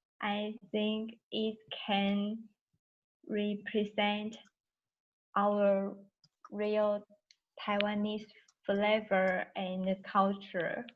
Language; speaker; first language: English; non-native, learner; Chinese